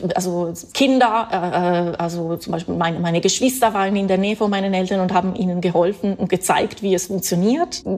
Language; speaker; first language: German; non-native, fluent; Italian